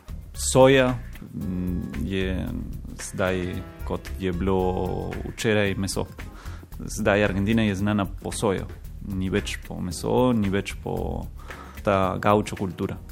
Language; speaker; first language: Slovenian; non-native, learner; Spanish